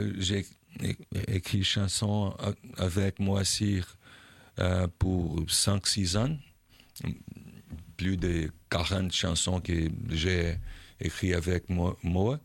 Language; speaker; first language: French; non-native, learner; Portuguese